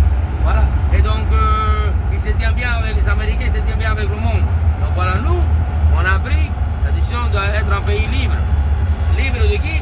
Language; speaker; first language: French; native; French